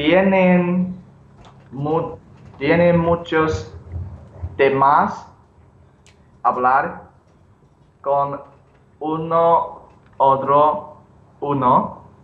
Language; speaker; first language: Spanish; non-native, learner; English